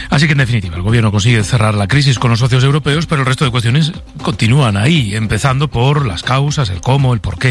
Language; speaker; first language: Spanish; native; Spanish